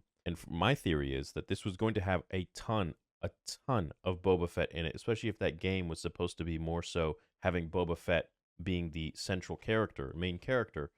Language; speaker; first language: English; native; English